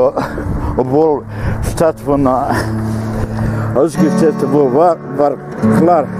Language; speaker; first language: German; non-native, fluent; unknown